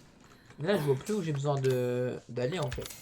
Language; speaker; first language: French; native; French